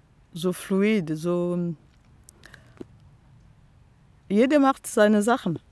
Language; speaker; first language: German; non-native, fluent; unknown